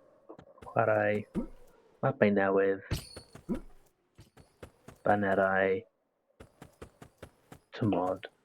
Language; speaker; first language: Welsh; non-native, learner; English